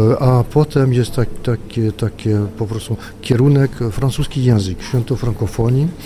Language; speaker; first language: Polish; non-native, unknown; French